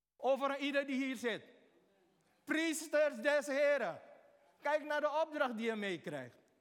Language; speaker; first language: Dutch; native; Dutch